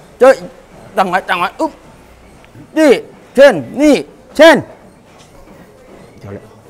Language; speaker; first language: Japanese; non-native, learner; Thai